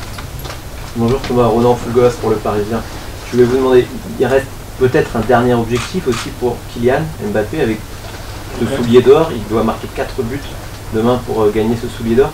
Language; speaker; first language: French; native; French